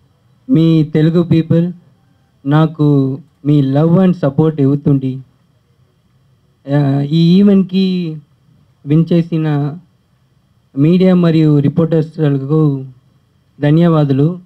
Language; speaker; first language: Telugu; early bilingual, heritage; Telugu